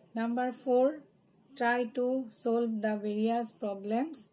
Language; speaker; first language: English; non-native, local second language; Assamese